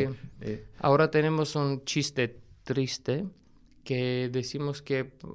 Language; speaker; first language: Spanish; non-native, fluent; Armenian